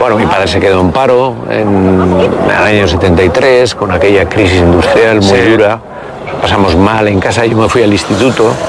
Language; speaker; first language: Spanish; native; Spanish